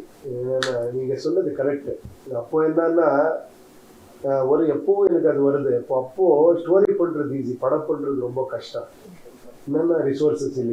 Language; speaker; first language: Tamil; non-native, learner; Kannada